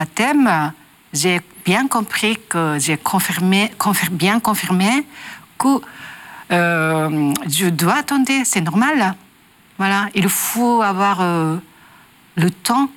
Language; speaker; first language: French; non-native, learner; Japanese